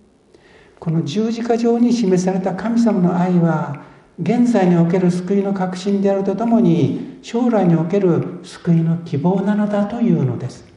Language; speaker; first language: Japanese; native; Japanese